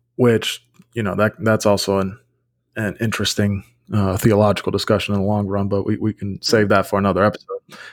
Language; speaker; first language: English; early bilingual, other home language; Bosnian